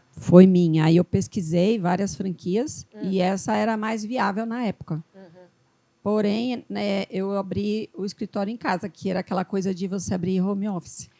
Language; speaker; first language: Portuguese; early bilingual, other home language; Spanish